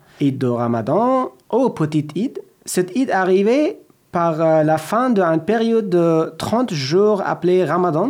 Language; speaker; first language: French; non-native, learner; Persian